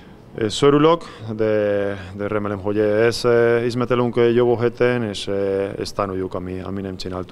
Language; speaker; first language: Hungarian; non-native, learner; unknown